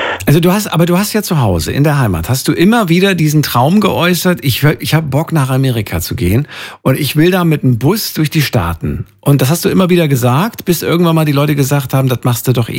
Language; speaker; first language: German; native; German